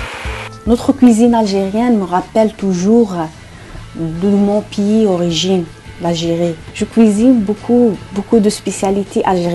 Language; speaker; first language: French; non-native, local second language; Arabic